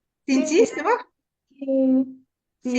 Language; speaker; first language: Chinese; non-native, fluent; Indonesian